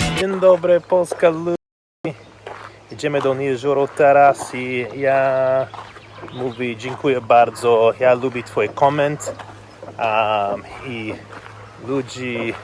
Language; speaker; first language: Polish; non-native, learner; English